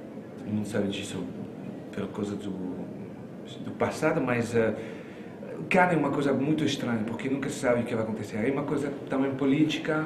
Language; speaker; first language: Portuguese; non-native, fluent; French